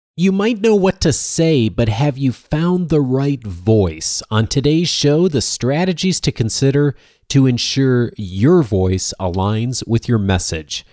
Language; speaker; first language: English; native; English